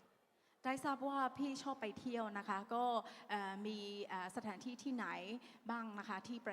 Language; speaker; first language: Thai; non-native, fluent; Burmese